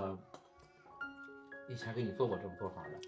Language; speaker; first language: Chinese; native; Chinese